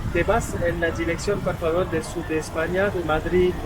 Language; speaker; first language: Spanish; non-native, learner; French